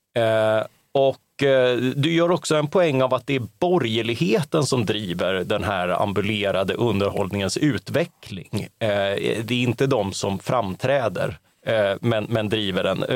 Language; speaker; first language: Swedish; native; Swedish